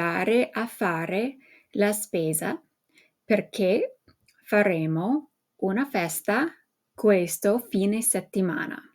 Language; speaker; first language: Italian; non-native, fluent; English